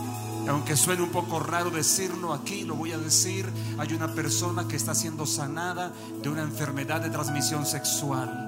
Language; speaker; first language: Spanish; native; Spanish